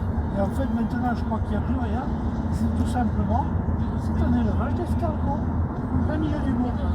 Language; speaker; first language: French; native; French